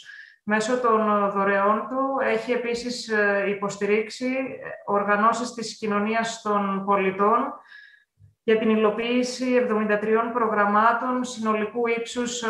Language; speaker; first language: Greek; native; Greek